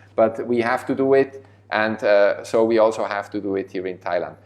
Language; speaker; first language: English; non-native, fluent; German